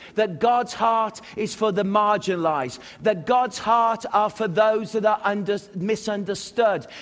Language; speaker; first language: English; native; English